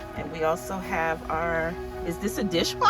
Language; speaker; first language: English; native; English